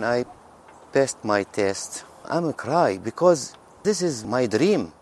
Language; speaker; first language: English; non-native, learner; Arabic